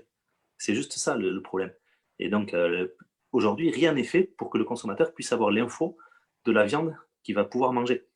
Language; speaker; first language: French; native; French